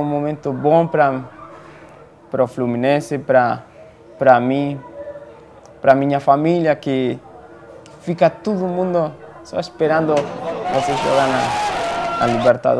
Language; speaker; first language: Portuguese; non-native, fluent; Spanish